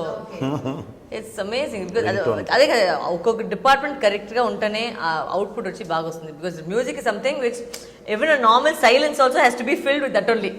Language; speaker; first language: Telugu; non-native, local second language; Tamil